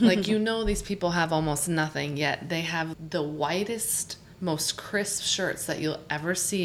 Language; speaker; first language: English; native; English